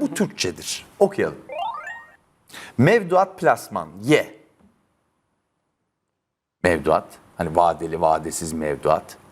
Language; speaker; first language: Turkish; native; Turkish